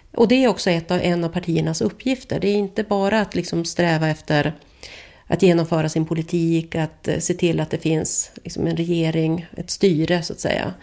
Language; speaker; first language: Swedish; native; Swedish